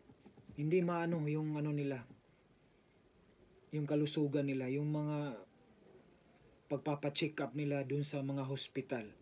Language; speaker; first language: Filipino; native; Filipino